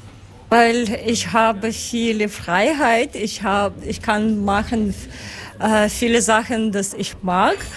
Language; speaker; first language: German; non-native, learner; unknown